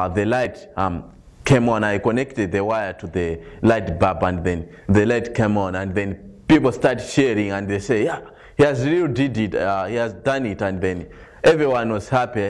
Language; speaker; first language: English; non-native, local second language; Nyanja